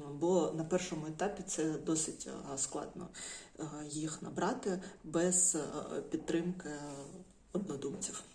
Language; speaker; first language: Ukrainian; non-native, local second language; Russian